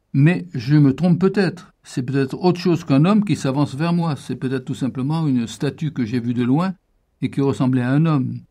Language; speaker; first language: French; native; French